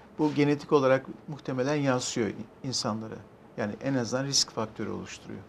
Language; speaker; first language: Turkish; native; Turkish